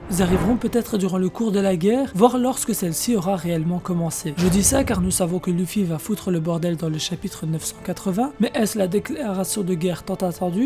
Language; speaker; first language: French; native; French